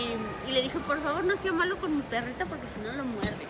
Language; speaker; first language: Spanish; native; Spanish